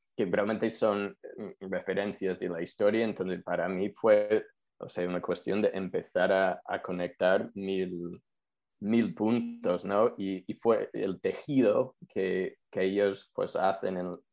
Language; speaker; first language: Spanish; non-native, fluent; English